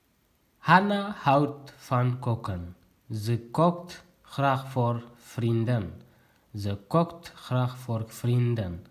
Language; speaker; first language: Dutch; non-native, fluent; Tigrinya